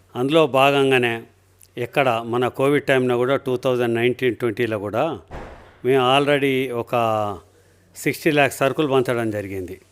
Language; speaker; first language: Telugu; native; Telugu